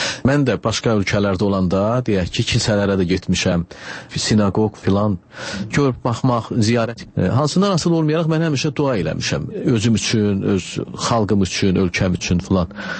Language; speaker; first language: Azerbaijani; native; Azerbaijani